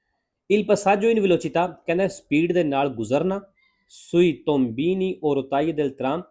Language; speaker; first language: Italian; non-native, fluent; Punjabi